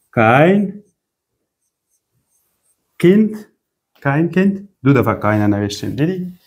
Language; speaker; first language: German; non-native, fluent; Persian